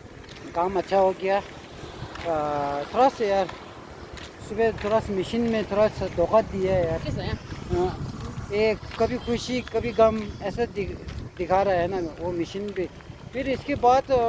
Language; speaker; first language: Hindi; non-native, local second language; Tibetan